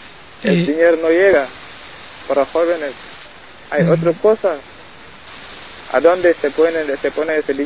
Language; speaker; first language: Spanish; non-native, learner; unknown